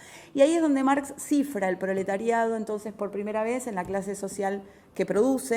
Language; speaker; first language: Spanish; native; Spanish